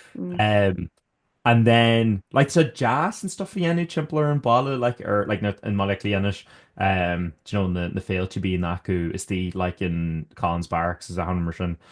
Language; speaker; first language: Irish; native; Irish